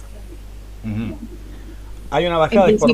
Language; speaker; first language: Spanish; native; Spanish